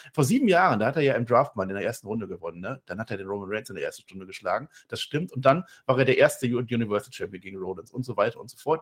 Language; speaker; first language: German; native; German